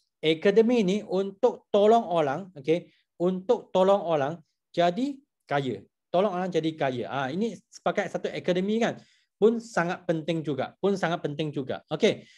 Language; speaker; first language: Malay; non-native, local second language; Chinese